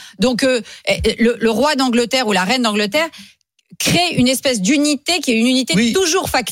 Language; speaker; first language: French; native; French